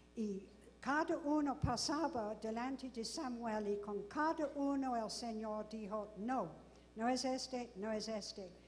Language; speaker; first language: Spanish; non-native, fluent; English